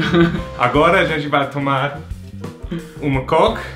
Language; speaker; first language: Portuguese; non-native, fluent; English